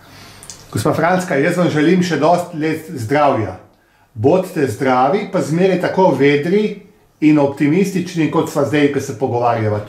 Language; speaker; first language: Slovenian; native; Slovenian